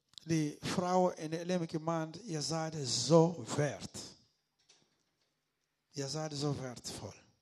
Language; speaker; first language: German; non-native, learner; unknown